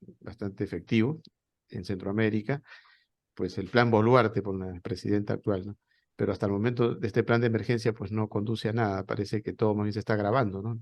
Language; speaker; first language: Spanish; native; Spanish